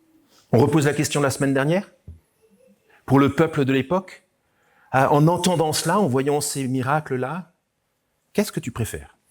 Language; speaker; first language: French; native; French